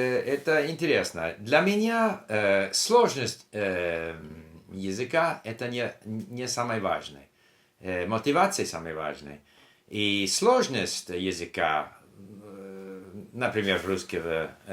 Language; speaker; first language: Russian; non-native, learner; English